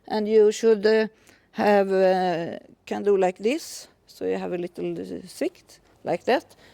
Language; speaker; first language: English; non-native, fluent; Swedish